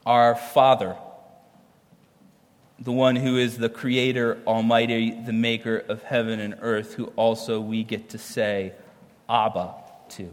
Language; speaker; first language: English; native; English